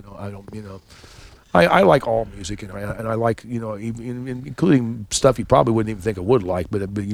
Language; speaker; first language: English; native; English